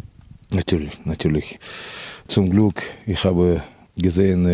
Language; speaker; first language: German; non-native, fluent; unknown